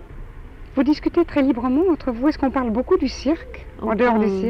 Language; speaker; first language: French; native; French